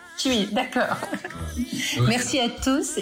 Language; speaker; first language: French; native; French